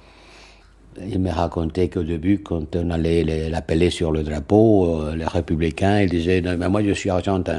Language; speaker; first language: French; non-native, fluent; Catalan